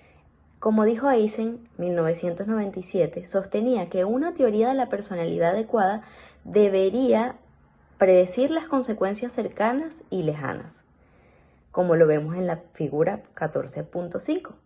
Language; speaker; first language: Spanish; native; Spanish